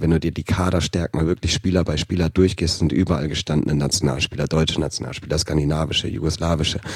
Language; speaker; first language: German; native; German